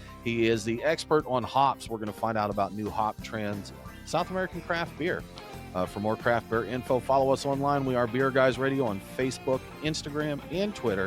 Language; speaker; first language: English; native; English